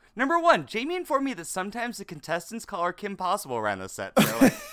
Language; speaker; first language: English; native; English